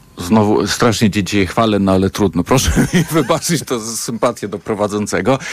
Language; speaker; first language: Polish; native; Polish